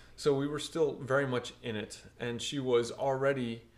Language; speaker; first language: English; early bilingual, other home language; Portuguese